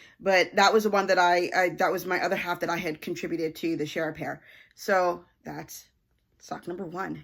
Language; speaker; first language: English; native; English